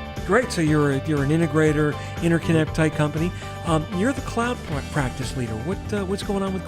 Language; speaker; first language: English; native; English